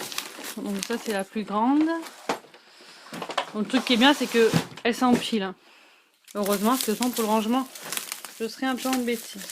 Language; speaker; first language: French; native; French